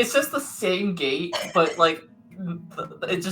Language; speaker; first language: English; native; English